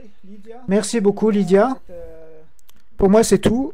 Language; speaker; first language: French; non-native, fluent; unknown